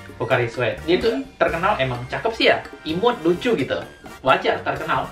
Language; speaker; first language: Indonesian; native; Indonesian